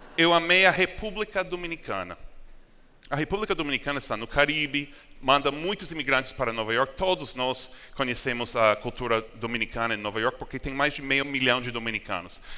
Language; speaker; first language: Portuguese; non-native, fluent; English